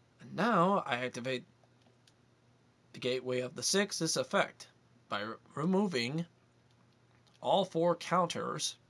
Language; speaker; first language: English; native; English